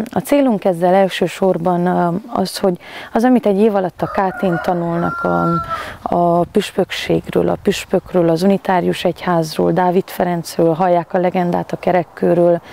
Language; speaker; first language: Hungarian; native; Hungarian